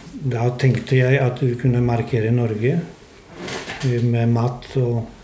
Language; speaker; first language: Norwegian; non-native, fluent; Polish